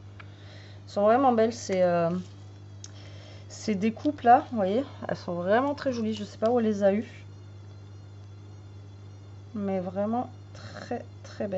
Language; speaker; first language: French; native; French